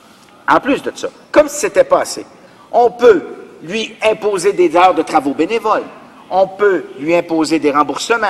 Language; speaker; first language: French; native; French